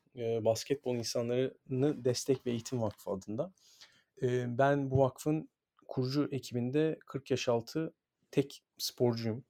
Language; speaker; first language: Turkish; native; Turkish